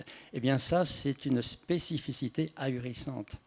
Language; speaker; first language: French; native; French